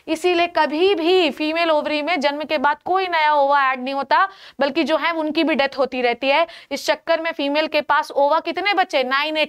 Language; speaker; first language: Hindi; native; Hindi